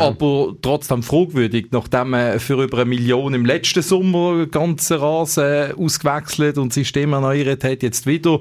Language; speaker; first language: German; native; German